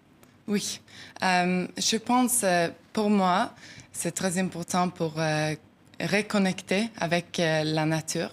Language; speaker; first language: French; non-native, learner; Norwegian